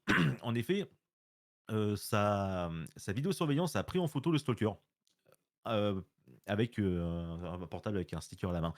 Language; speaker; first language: French; native; French